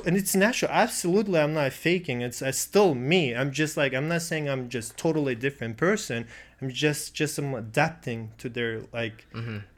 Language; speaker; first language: English; non-native, fluent; Russian